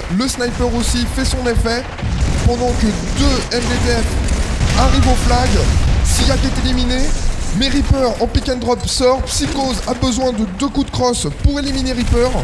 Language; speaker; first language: French; native; French